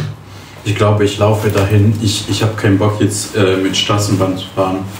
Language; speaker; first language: German; early bilingual, other home language; Polish